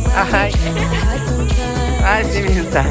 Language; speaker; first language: Japanese; non-native, learner; Chinese